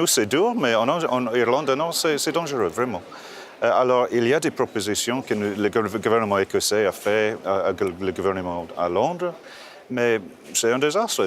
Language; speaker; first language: French; non-native, fluent; English